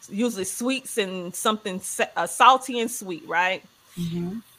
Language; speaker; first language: English; native; English